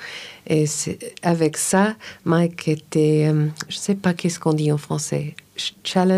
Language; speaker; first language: French; non-native, fluent; English